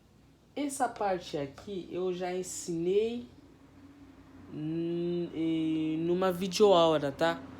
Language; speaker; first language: Portuguese; non-native, fluent; Haitian Creole